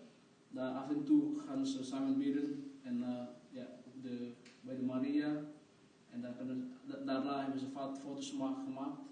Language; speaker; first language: Dutch; non-native, fluent; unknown